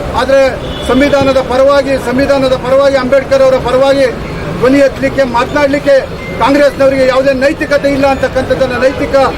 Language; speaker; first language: Kannada; native; Kannada